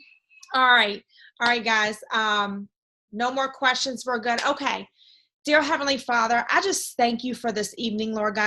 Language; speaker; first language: English; native; English